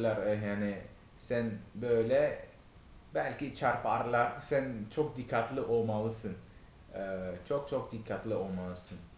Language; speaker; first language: Turkish; non-native, fluent; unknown